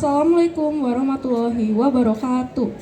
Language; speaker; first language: Indonesian; native; Indonesian